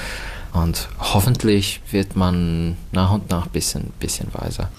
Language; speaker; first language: German; non-native, fluent; Finnish